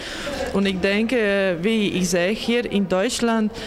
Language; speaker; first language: German; non-native, learner; Latvian